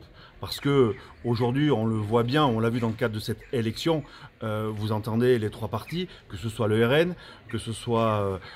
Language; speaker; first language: French; native; French